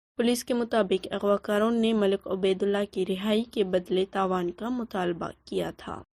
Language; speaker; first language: Urdu; non-native, local second language; Baluchi